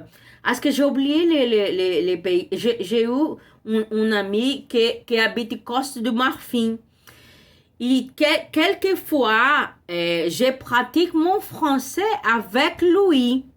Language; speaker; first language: French; non-native, learner; Portuguese